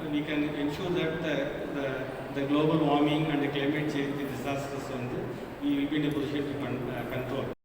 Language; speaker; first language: English; non-native, local second language; Tamil